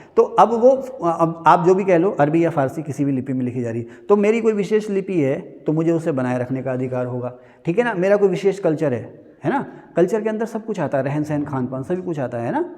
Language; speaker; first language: Hindi; native; Hindi